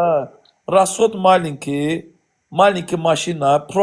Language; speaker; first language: Russian; non-native, learner; Azerbaijani